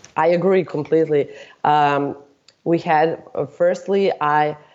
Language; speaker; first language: English; non-native, fluent; Serbian